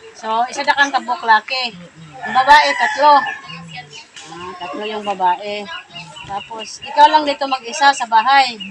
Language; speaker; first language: Filipino; non-native, local second language; Cebuano